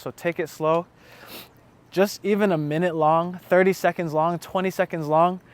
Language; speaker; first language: English; native; English